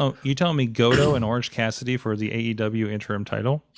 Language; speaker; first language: English; native; English